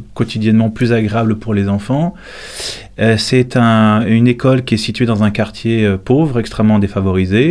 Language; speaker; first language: French; native; French